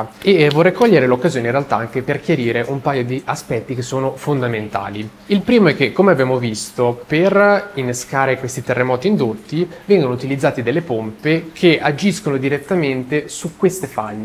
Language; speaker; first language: Italian; native; Italian